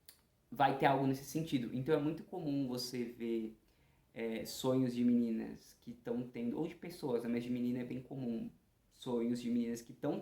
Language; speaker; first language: Portuguese; native; Portuguese